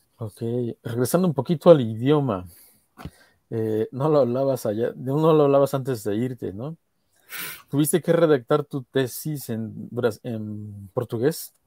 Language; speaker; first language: Spanish; native; Spanish